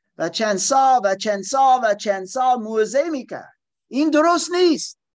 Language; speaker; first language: Persian; non-native, learner; German